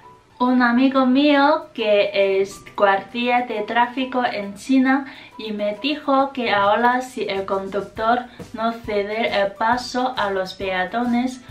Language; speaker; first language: Spanish; non-native, fluent; Chinese